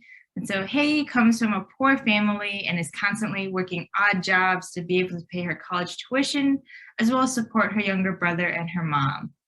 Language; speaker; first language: English; native; English